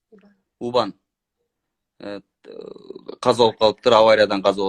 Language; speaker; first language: Turkish; non-native, learner; Kyrgyz